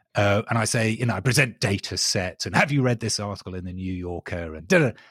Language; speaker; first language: English; native; English